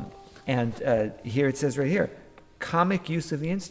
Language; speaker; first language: English; native; English